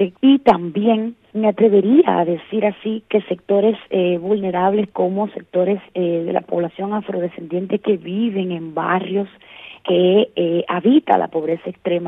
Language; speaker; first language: Spanish; native; Spanish